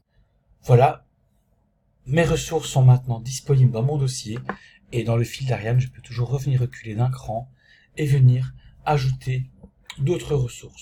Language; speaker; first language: French; native; French